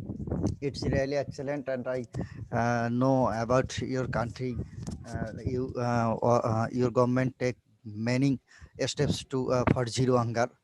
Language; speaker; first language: English; non-native, local second language; Bangla